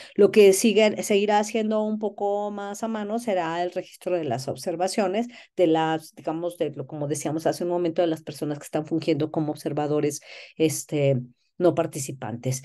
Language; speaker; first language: Spanish; native; Spanish